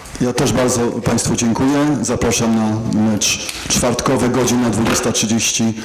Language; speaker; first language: Polish; native; Polish